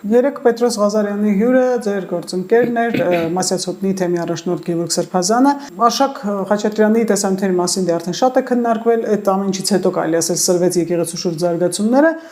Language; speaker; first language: Armenian; native; Armenian